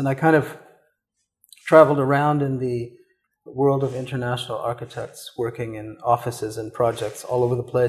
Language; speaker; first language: English; native; English